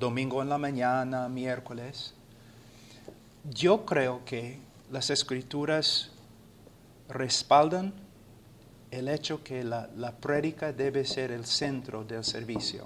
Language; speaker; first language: Spanish; non-native, fluent; English